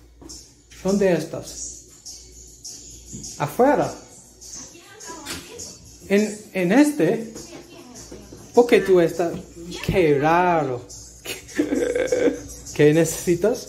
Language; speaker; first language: Spanish; non-native, learner; English